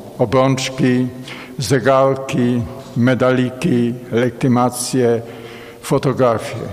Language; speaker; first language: Polish; native; Polish